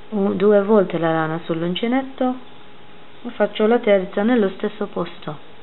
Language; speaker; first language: Italian; non-native, fluent; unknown